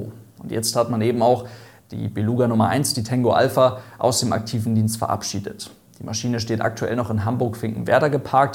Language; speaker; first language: German; native; German